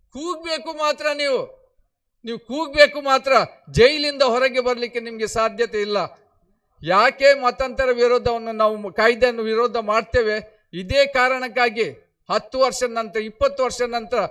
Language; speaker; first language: Kannada; non-native, local second language; Konkani